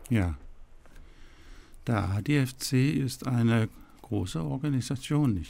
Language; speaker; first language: German; non-native, fluent; Danish